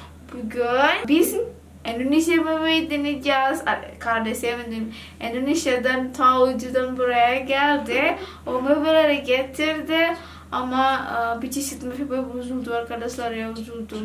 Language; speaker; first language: Turkish; non-native, learner; Indonesian